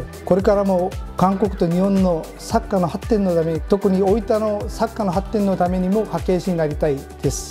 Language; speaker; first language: Japanese; non-native, fluent; Korean